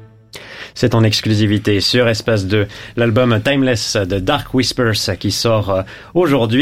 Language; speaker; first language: French; native; French